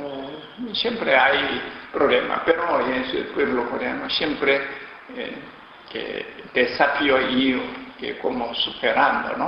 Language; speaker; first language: Spanish; non-native, learner; Korean